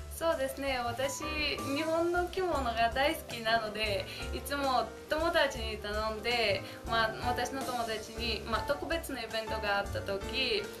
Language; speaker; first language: Japanese; non-native, fluent; Bulgarian